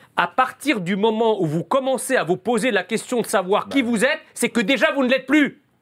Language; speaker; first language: French; early bilingual, other home language; Arabic